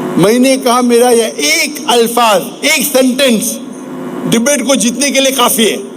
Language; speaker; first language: Urdu; non-native, local second language; Konkani